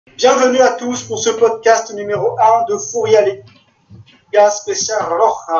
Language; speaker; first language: French; native; French